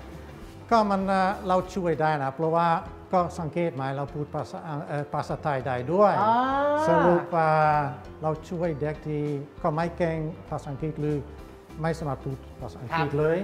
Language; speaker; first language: Thai; non-native, fluent; Dutch